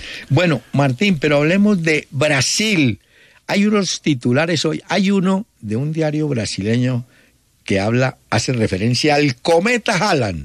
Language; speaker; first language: Spanish; native; Spanish